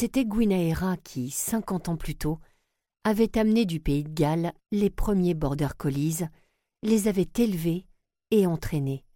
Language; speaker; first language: French; native; French